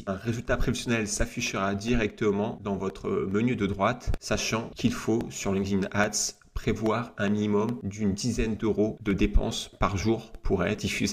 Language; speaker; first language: French; native; French